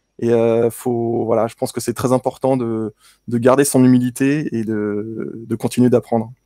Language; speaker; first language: French; native; French